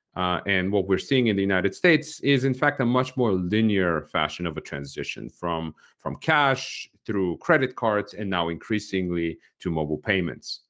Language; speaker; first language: English; non-native, fluent; Bulgarian